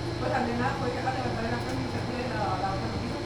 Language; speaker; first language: Spanish; native; Spanish